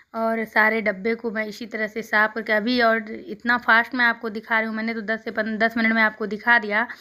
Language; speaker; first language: Hindi; native; Hindi